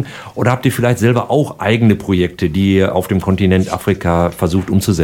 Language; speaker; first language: German; native; German